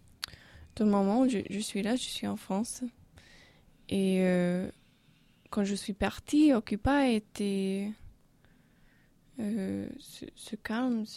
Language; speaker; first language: French; non-native, learner; English